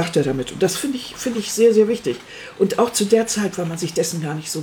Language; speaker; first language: German; native; German